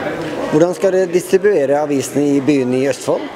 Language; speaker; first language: Norwegian; native; Norwegian